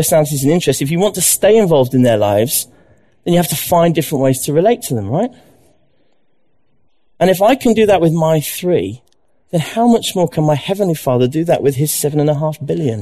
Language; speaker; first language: English; native; English